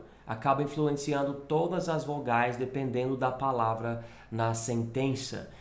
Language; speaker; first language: Portuguese; non-native, fluent; English